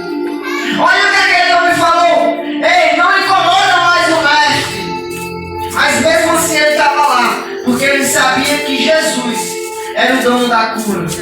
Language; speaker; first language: Portuguese; native; Portuguese